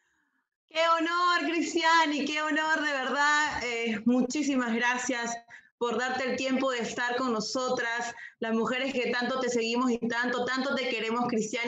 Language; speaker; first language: Spanish; native; Spanish